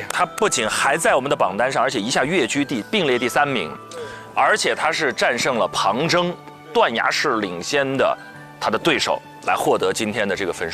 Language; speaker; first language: Chinese; native; Chinese